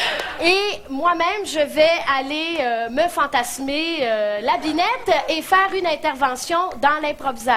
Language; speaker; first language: French; native; French